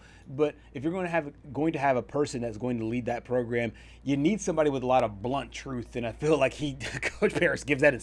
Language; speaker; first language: English; native; English